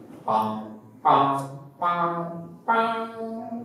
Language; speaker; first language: Japanese; early bilingual, other home language; Russian